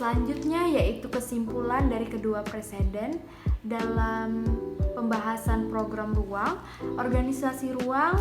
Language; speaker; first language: Indonesian; native; Indonesian